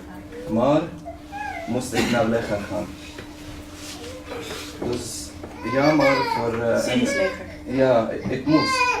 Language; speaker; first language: Dutch; non-native, learner; Arabic